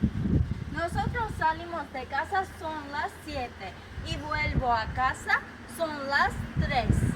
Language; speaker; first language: Spanish; early bilingual, other home language; Armenian